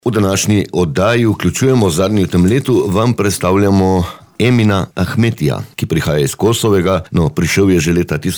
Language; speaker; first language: Slovenian; native; Slovenian